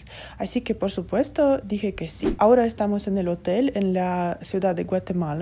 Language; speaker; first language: Spanish; non-native, fluent; Russian